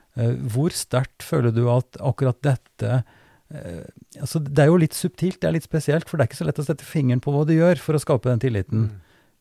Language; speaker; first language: Norwegian; native; Norwegian